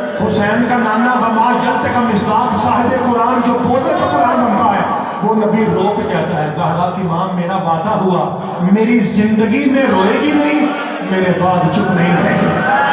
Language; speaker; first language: Urdu; non-native, local second language; Punjabi